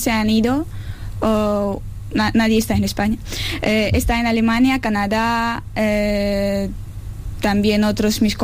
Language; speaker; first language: Spanish; non-native, fluent; Ukrainian